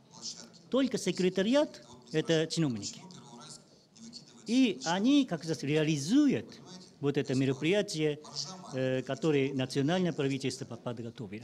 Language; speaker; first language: Russian; non-native, learner; Japanese